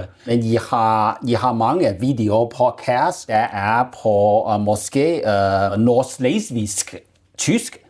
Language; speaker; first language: Danish; non-native, learner; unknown